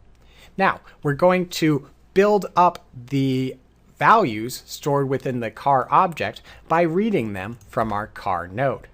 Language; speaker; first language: English; native; English